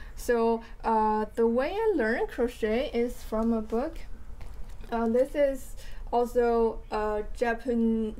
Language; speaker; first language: English; non-native, fluent; Chinese